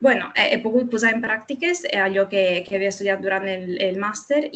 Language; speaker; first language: Catalan; non-native, fluent; Italian